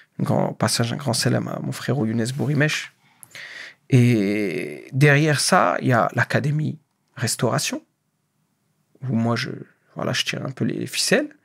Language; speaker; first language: French; native; French